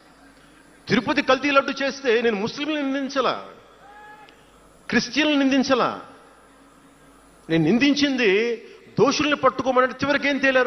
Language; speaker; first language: Telugu; native; Telugu